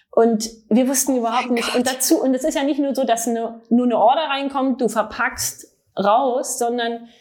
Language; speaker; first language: German; native; German